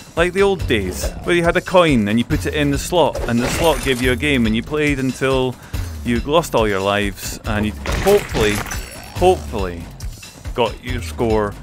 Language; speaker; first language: English; native; English